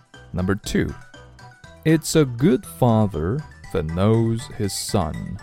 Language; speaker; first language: English; non-native, fluent; Chinese